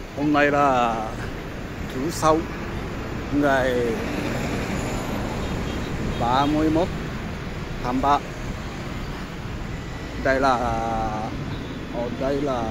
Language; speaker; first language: Vietnamese; non-native, learner; Japanese